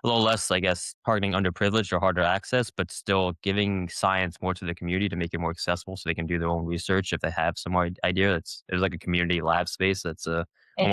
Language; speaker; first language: English; native; English